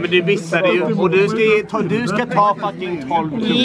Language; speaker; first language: Swedish; native; Swedish